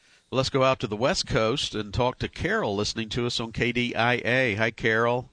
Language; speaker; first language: English; native; English